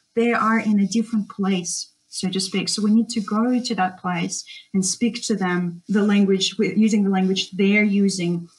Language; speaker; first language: English; non-native, fluent; Russian